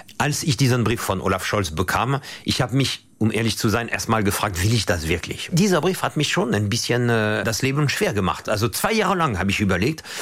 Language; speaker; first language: German; non-native, fluent; French